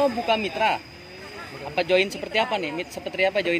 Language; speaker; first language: Indonesian; native; Indonesian